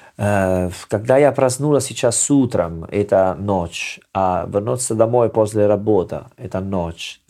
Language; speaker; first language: Russian; non-native, learner; Italian